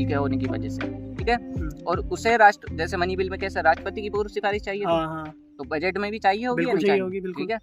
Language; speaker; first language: Hindi; native; Hindi